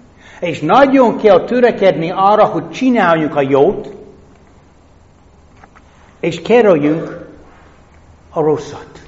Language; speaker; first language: Hungarian; non-native, fluent; English